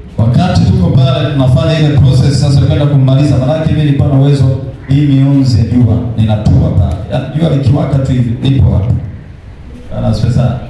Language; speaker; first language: Swahili; native; Swahili